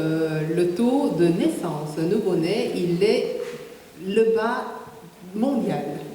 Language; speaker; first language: French; non-native, fluent; Korean